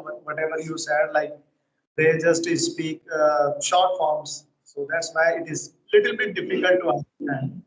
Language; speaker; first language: English; non-native, local second language; Hindi